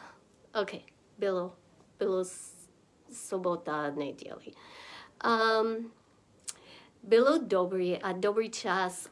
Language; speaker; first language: Czech; non-native, learner; English